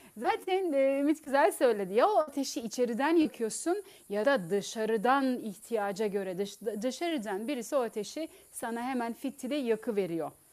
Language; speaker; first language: Turkish; native; Turkish